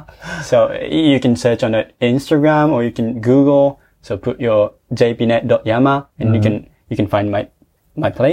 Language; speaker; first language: English; non-native, fluent; Japanese